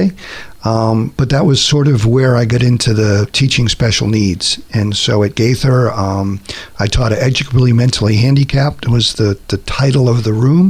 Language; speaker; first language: English; native; English